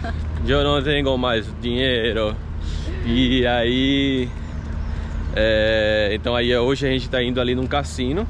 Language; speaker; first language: Portuguese; native; Portuguese